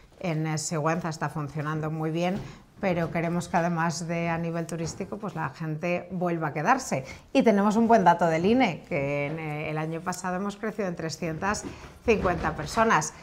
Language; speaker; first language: Spanish; native; Spanish